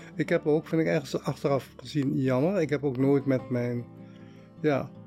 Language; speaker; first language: Dutch; early bilingual, heritage; Dutch